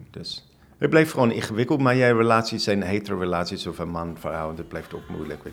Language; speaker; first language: Dutch; non-native, fluent; English